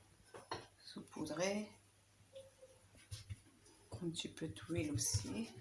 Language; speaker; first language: French; non-native, local second language; Arabic